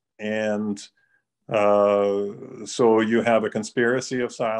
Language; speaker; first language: English; native; English